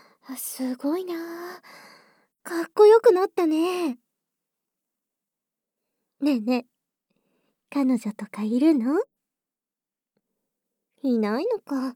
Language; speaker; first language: Japanese; native; Japanese